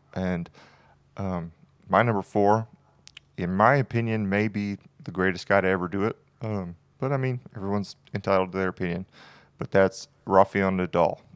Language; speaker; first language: English; native; English